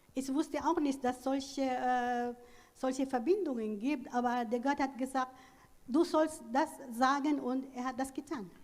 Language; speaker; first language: German; non-native, learner; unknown